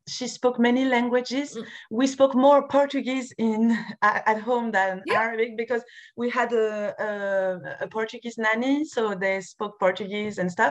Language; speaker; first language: English; non-native, fluent; French